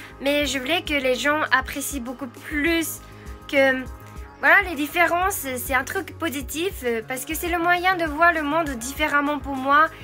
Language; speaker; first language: French; non-native, fluent; Japanese